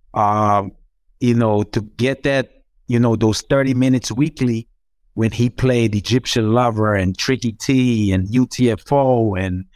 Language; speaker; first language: English; non-native, fluent; Croatian